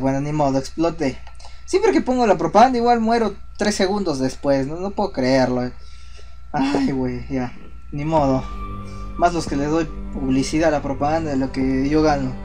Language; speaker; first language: Spanish; native; Spanish